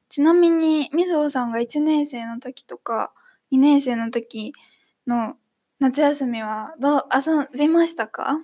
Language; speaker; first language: Japanese; native; Japanese